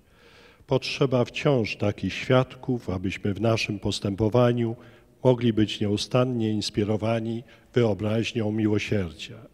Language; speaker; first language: Polish; native; Polish